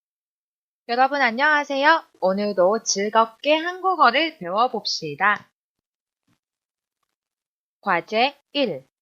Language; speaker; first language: Korean; non-native, fluent; Chinese